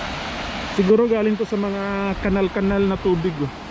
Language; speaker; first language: Filipino; non-native, local second language; Cebuano